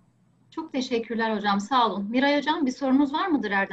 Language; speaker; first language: Turkish; native; Turkish